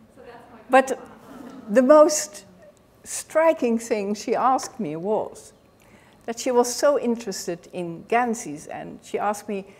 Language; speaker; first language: English; non-native, fluent; Dutch